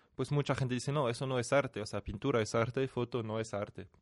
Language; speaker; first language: Spanish; non-native, fluent; French